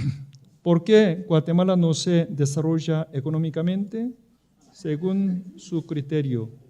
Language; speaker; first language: Spanish; non-native, fluent; Korean